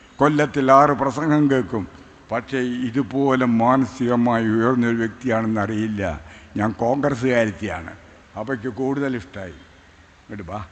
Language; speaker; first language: Malayalam; native; Malayalam